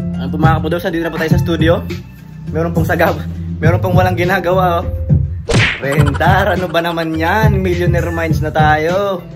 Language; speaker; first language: Filipino; non-native, local second language; Bikol